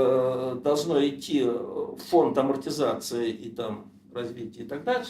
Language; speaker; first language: Russian; native; Russian